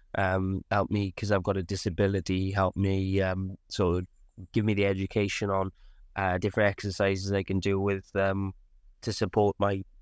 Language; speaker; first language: English; native; English